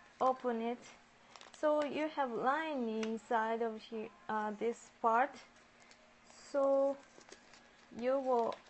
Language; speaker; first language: English; non-native, learner; Japanese